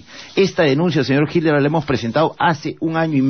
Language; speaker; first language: Spanish; native; Spanish